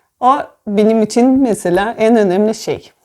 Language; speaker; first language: Turkish; non-native, learner; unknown